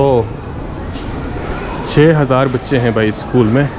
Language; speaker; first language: Hindi; native; Hindi